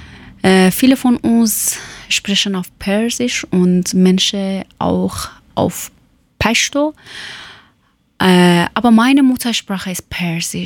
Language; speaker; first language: German; non-native, learner; Persian